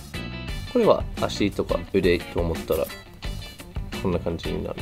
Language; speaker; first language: Japanese; non-native, learner; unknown